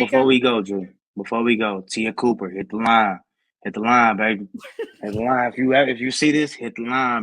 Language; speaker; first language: English; native; English